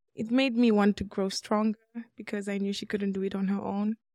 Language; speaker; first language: English; non-native, local second language; Swahili